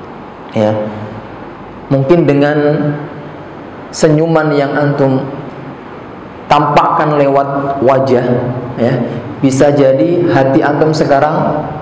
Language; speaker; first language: Indonesian; native; Indonesian